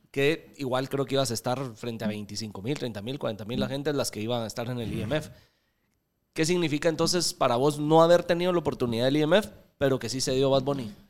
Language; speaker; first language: Spanish; native; Spanish